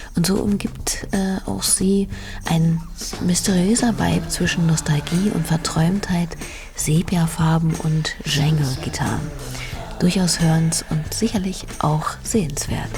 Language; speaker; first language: German; native; German